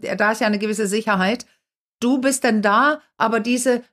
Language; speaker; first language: German; non-native, fluent; Danish